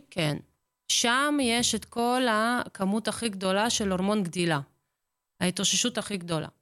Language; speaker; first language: Hebrew; early bilingual, other home language; Russian